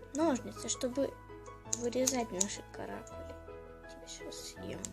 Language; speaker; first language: Russian; native; Russian